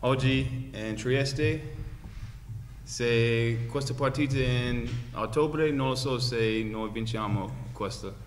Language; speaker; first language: Italian; non-native, learner; English